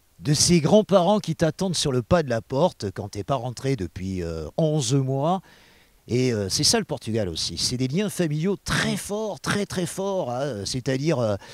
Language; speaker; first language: French; native; French